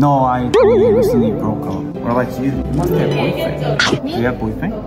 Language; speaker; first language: English; non-native, fluent; Korean